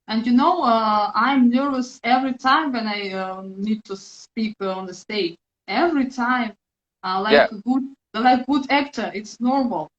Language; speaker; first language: English; non-native, learner; Russian